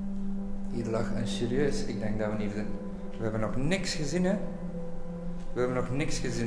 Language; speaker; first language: Dutch; native; Dutch